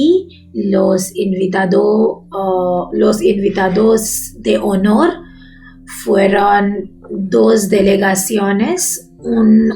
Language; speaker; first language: Spanish; non-native, learner; Bangla